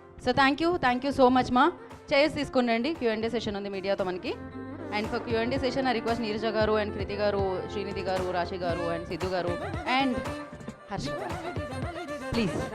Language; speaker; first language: Telugu; native; Telugu